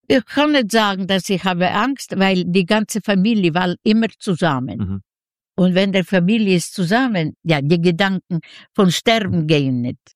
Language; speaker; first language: German; non-native, fluent; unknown